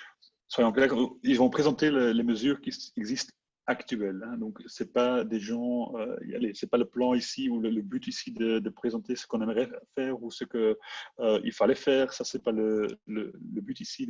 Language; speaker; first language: French; non-native, local second language; Dutch